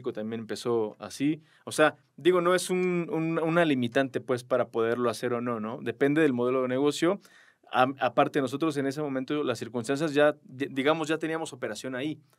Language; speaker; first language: Spanish; native; Spanish